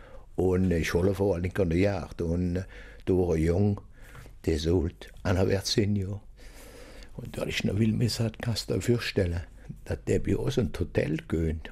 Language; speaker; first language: German; native; German